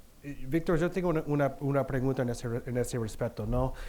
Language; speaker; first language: Spanish; non-native, fluent; English